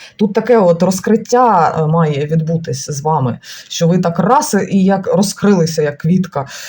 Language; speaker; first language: Ukrainian; non-native, local second language; Russian